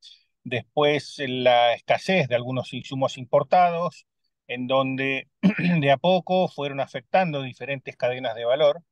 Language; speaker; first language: Spanish; native; Spanish